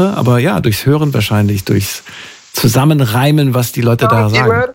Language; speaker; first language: German; native; German